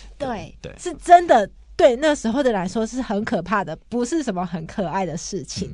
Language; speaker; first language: Chinese; native; Chinese